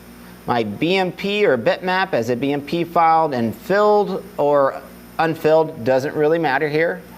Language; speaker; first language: English; native; English